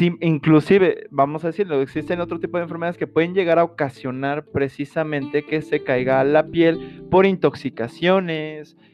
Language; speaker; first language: Spanish; native; Spanish